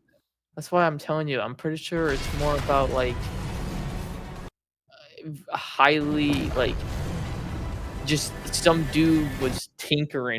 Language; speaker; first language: English; native; English